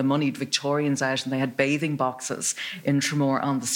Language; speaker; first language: English; native; English